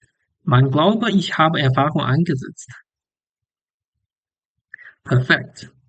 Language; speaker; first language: German; non-native, learner; English